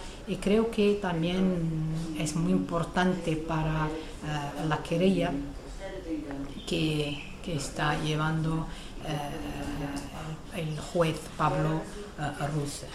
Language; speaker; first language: Spanish; non-native, fluent; Arabic